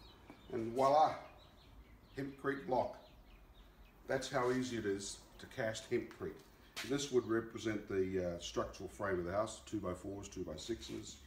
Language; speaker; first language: English; native; English